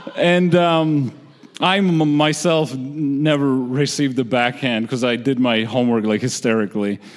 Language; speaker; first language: English; early bilingual, other home language; Georgian